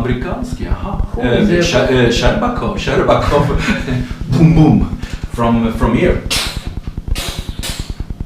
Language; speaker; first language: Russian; non-native, learner; Swedish